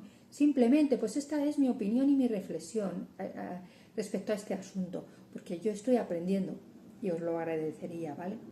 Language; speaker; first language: Spanish; native; Spanish